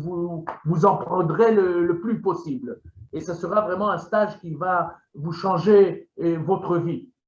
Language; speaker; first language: French; non-native, fluent; Hebrew